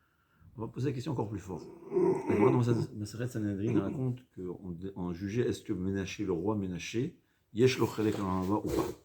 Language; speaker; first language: French; native; French